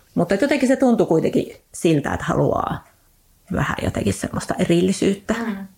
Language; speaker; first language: Finnish; native; Finnish